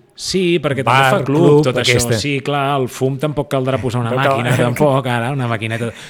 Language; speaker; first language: Catalan; native; Catalan